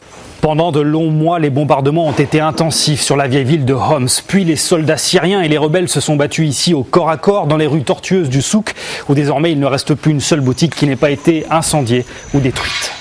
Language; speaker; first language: French; native; French